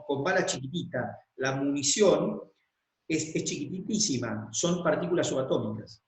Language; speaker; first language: Spanish; native; Spanish